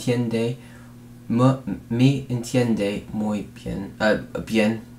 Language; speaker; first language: Spanish; non-native, learner; English